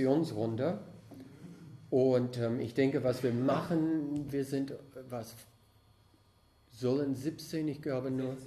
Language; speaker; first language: German; non-native, fluent; English